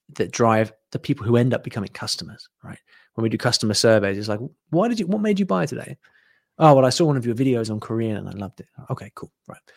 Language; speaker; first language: English; native; English